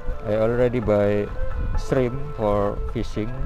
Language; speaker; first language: English; non-native, learner; Indonesian